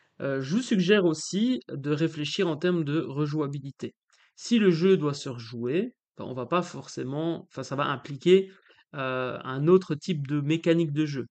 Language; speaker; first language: French; native; French